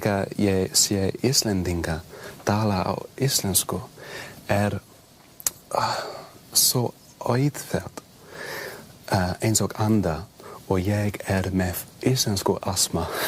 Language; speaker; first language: Icelandic; non-native, learner; English